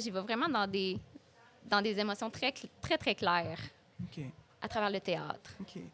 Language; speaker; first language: French; native; French